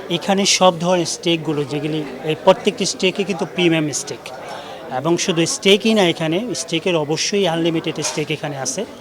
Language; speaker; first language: Bangla; native; Bangla